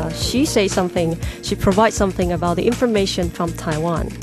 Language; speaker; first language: English; non-native, fluent; Chinese